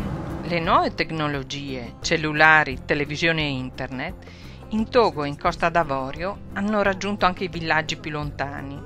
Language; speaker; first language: Italian; native; Italian